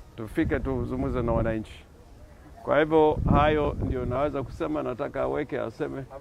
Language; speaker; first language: Swahili; non-native, local second language; Luo (Kenya and Tanzania)